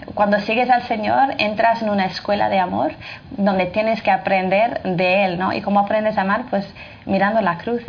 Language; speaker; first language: Spanish; non-native, fluent; French